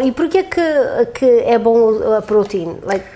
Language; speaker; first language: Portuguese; early bilingual, heritage; Portuguese